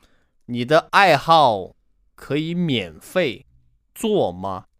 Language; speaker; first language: Chinese; non-native, learner; English